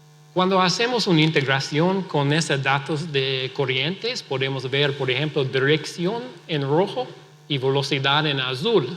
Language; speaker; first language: Spanish; non-native, fluent; English